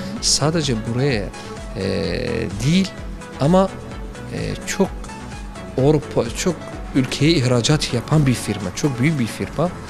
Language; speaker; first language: Turkish; non-native, learner; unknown